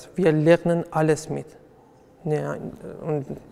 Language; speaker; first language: German; non-native, fluent; Persian